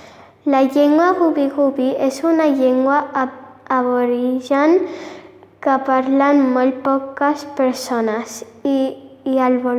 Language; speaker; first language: Catalan; non-native, learner; English